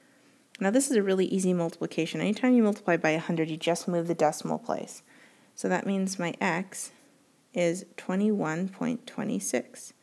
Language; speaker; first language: English; native; English